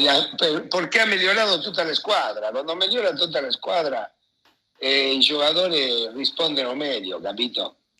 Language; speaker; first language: Italian; non-native, fluent; Spanish